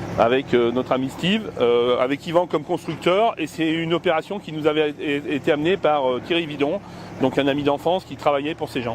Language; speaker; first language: French; native; French